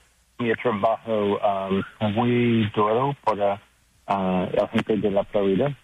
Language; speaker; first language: Spanish; non-native, learner; English